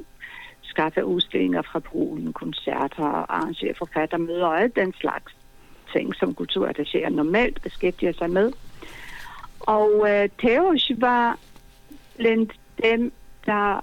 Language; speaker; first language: Danish; non-native, fluent; Polish